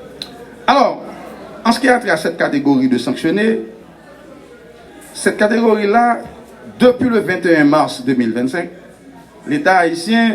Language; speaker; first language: French; non-native, local second language; Haitian Creole